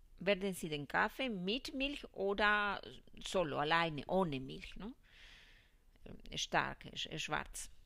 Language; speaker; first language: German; non-native, fluent; Spanish